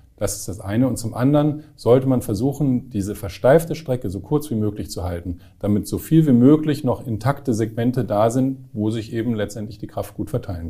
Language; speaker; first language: German; native; German